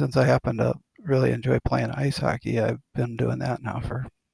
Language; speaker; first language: English; native; English